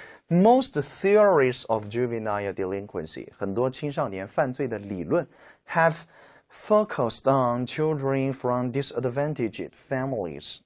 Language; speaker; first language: English; non-native, fluent; Chinese